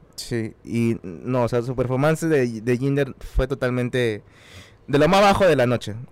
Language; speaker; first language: Spanish; native; Spanish